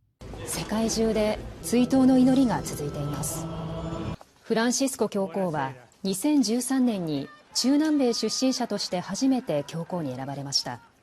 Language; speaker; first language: Japanese; native; Japanese